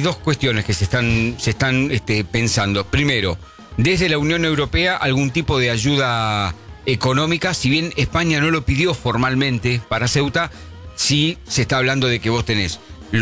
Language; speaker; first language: Spanish; native; Spanish